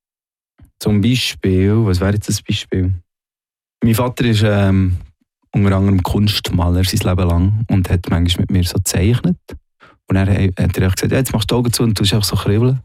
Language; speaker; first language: German; native; German